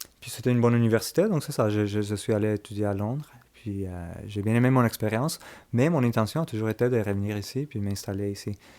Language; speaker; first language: French; early bilingual, other home language; Spanish